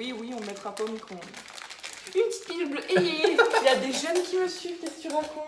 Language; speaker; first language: French; native; French